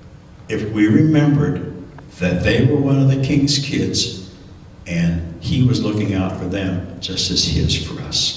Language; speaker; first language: English; native; English